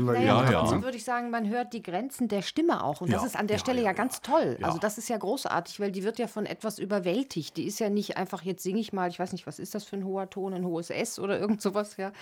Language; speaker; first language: German; native; German